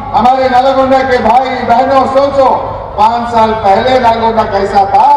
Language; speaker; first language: Hindi; non-native, local second language; Telugu